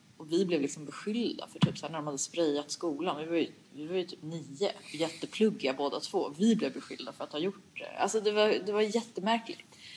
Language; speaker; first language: Swedish; early bilingual, other home language; Persian